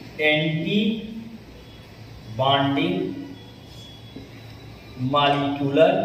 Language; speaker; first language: Hindi; native; Hindi